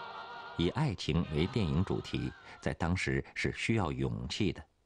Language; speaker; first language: Chinese; native; Chinese